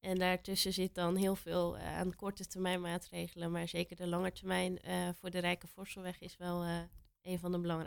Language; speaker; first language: Dutch; native; Dutch